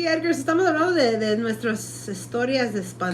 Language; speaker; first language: Spanish; early bilingual, other home language; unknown